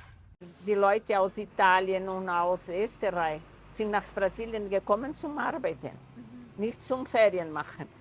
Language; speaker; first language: German; non-native, local second language; Portuguese